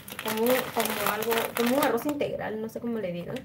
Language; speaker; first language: Spanish; native; Spanish